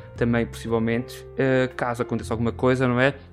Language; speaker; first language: English; non-native, learner; Portuguese